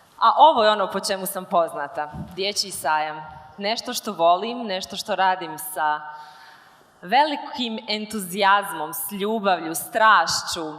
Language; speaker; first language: Croatian; native; Croatian